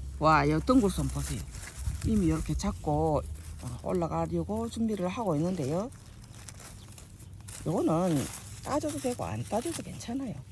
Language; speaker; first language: Korean; native; Korean